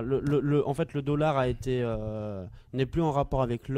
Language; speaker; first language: French; native; French